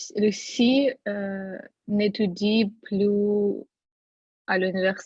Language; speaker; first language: French; non-native, learner; Russian